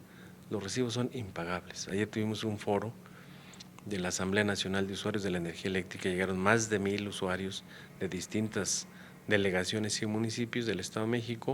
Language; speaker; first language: Spanish; native; Spanish